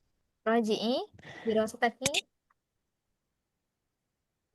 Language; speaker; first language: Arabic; non-native, fluent; Indonesian